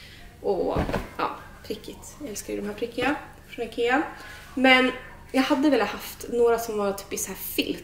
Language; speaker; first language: Swedish; native; Swedish